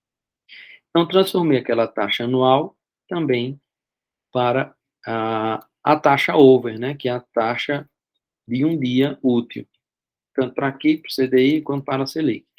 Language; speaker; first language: Portuguese; native; Portuguese